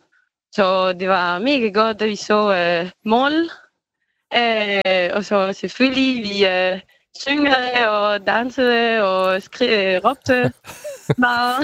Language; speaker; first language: Danish; non-native, learner; Spanish